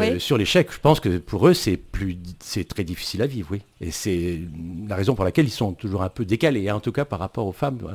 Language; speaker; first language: French; native; French